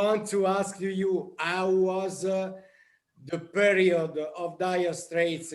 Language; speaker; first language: English; non-native, learner; Italian